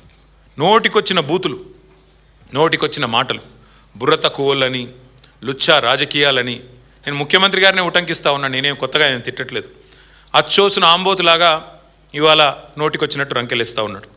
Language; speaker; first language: Telugu; native; Telugu